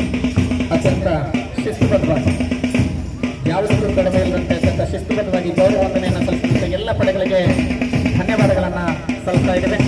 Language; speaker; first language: Kannada; native; Kannada